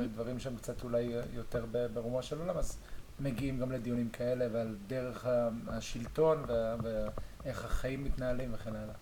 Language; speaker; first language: Hebrew; native; Hebrew